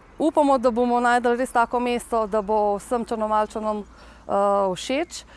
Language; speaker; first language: Slovenian; native; Slovenian